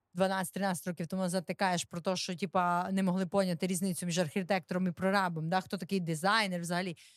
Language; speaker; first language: Ukrainian; native; Ukrainian